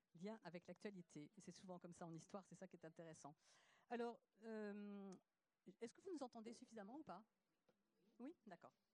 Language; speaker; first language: French; native; French